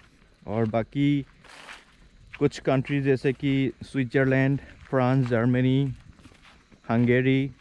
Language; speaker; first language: Hindi; non-native, local second language; Assamese